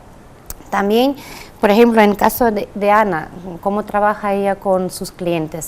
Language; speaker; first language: Spanish; non-native, fluent; Russian